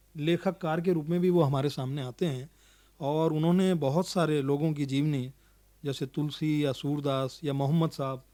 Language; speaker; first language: Hindi; native; Hindi